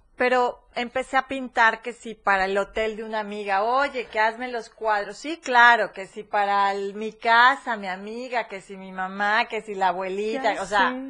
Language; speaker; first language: Spanish; native; Spanish